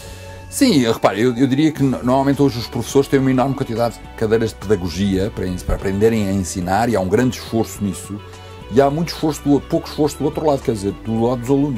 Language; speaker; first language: Portuguese; native; Portuguese